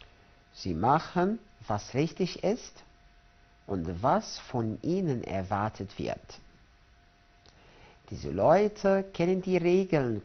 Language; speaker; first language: German; non-native, fluent; Arabic